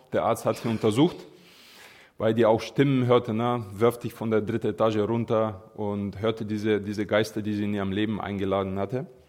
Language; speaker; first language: German; non-native, fluent; Bulgarian